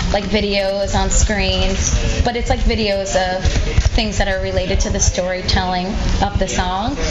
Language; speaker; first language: English; native; English